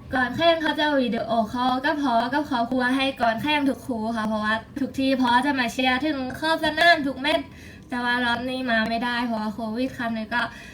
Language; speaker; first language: Thai; native; Thai